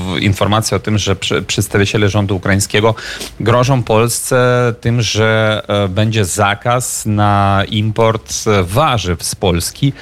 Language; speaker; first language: Polish; non-native, fluent; Ukrainian